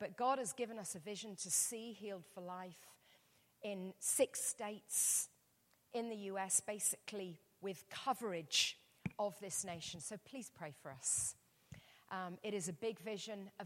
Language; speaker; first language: English; native; English